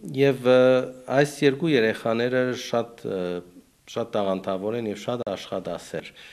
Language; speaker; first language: Armenian; early bilingual, heritage; Armenian